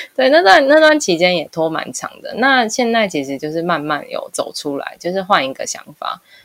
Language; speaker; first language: Chinese; native; Chinese